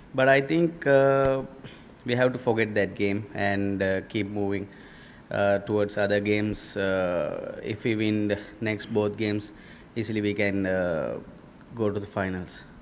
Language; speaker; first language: English; non-native, local second language; Sinhala